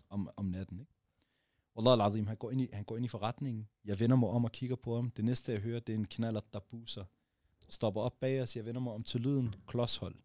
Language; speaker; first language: Danish; early bilingual, other home language; Arabic